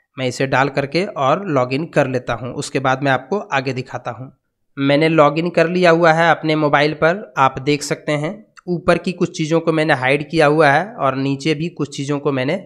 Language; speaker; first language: Hindi; native; Hindi